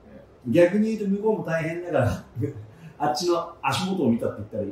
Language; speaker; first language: Japanese; native; Japanese